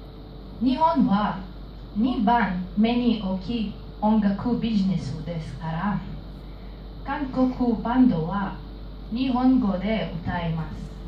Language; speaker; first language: Japanese; non-native, learner; Hebrew